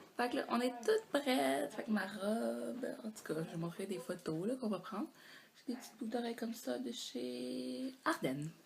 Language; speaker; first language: French; native; French